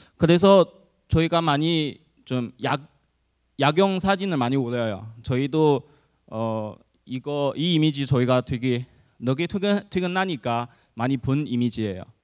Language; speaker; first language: Korean; non-native, fluent; Chinese